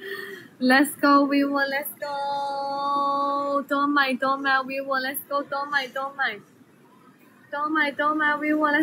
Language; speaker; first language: English; non-native, learner; Chinese